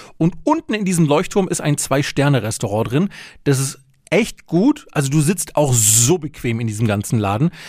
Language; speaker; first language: German; native; German